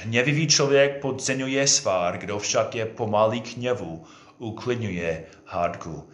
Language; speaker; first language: Czech; non-native, fluent; English